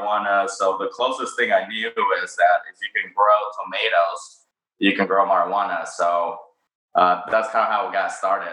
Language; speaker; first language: English; non-native, fluent; Spanish